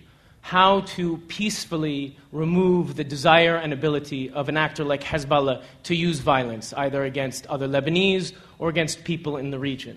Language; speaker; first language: English; native; English